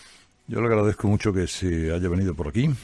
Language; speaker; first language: Spanish; native; Spanish